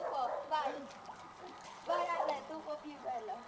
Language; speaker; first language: Italian; early bilingual, other home language; Filipino